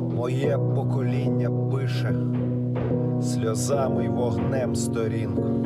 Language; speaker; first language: Ukrainian; native; Ukrainian